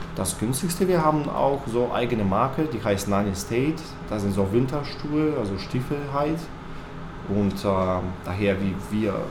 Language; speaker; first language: German; non-native, fluent; Bulgarian